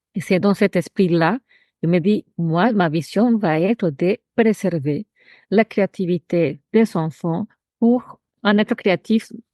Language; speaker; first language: French; non-native, fluent; Spanish